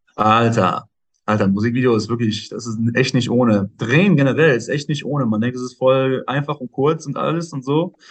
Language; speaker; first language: German; native; German